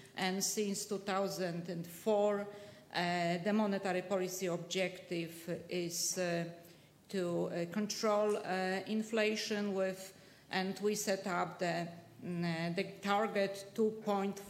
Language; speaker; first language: English; non-native, fluent; Polish